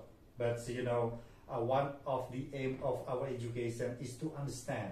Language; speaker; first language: English; non-native, fluent; Indonesian